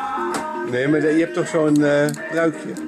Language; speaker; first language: Dutch; native; Dutch